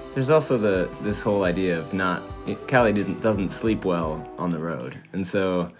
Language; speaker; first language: English; early bilingual, other home language; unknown